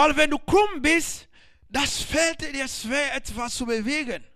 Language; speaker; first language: German; non-native, learner; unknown